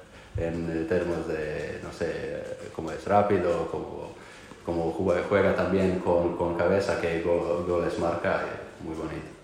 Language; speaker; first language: Spanish; non-native, learner; Croatian